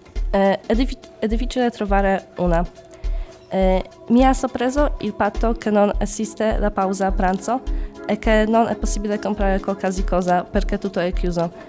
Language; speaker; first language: Italian; non-native, learner; Polish